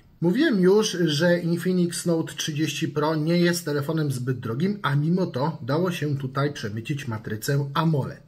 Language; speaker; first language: Polish; native; Polish